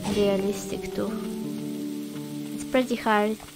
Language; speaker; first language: English; non-native, fluent; Russian